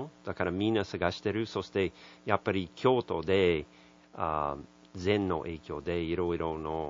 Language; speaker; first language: Japanese; non-native, learner; English